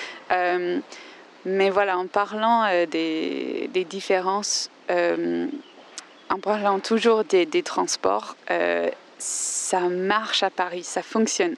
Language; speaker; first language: French; non-native, fluent; English